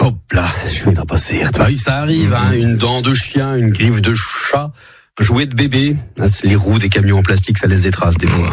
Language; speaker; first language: French; native; French